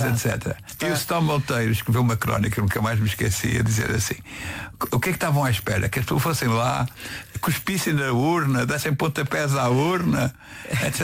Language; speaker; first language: Portuguese; native; Portuguese